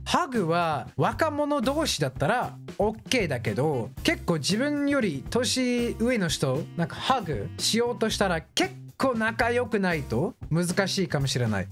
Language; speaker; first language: Japanese; non-native, fluent; English